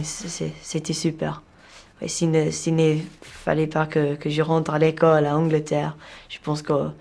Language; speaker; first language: French; non-native, learner; English